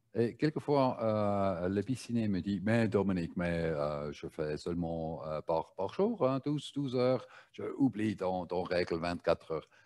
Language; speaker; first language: French; non-native, learner; German